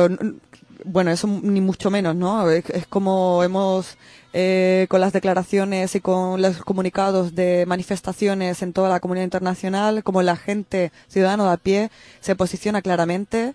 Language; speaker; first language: Spanish; native; Spanish